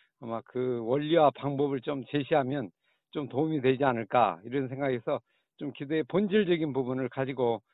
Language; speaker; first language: Korean; native; Korean